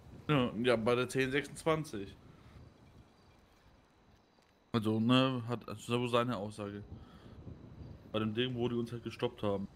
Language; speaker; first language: German; native; German